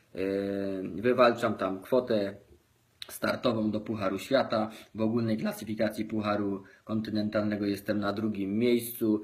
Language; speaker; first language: Polish; native; Polish